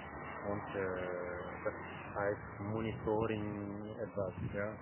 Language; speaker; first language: German; non-native, fluent; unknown